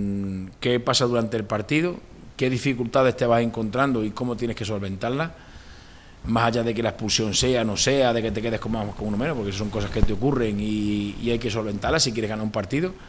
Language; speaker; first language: Spanish; native; Spanish